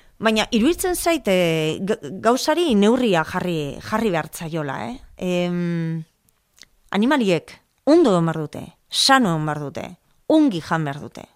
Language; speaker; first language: Basque; non-native, local second language; Spanish